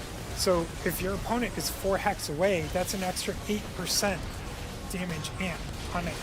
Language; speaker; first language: English; native; English